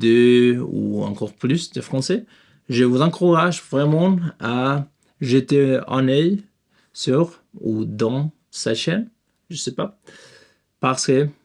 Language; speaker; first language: French; non-native, learner; Spanish